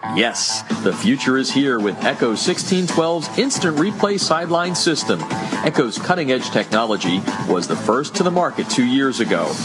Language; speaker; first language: English; native; English